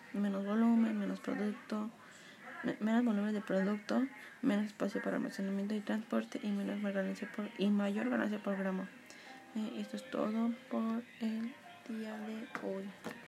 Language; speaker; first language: Spanish; native; Spanish